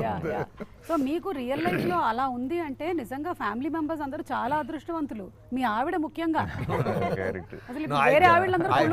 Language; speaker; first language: Telugu; native; Telugu